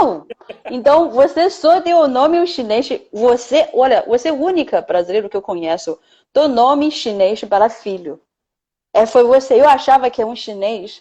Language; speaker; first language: Portuguese; non-native, fluent; Chinese